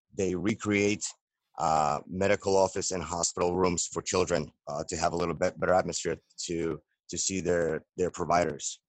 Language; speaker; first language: English; native; English